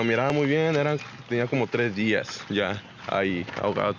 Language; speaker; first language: Spanish; native; Spanish